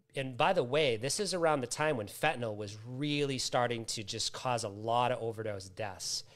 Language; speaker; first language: English; native; English